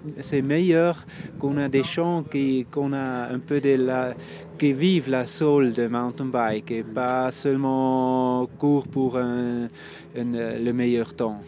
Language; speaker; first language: French; non-native, local second language; German